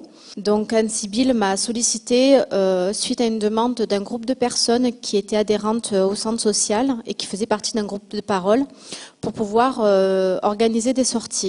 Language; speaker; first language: French; native; French